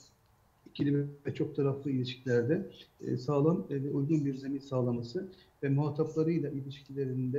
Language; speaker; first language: Turkish; native; Turkish